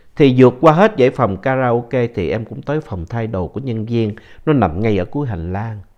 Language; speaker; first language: Vietnamese; native; Vietnamese